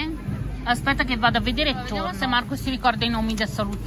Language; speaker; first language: Italian; native; Italian